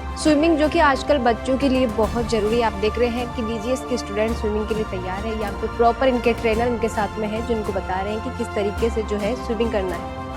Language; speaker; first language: Hindi; native; Hindi